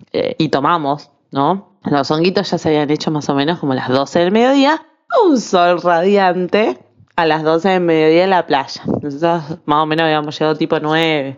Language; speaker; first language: Spanish; native; Spanish